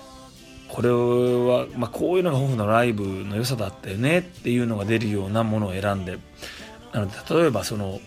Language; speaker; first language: Japanese; native; Japanese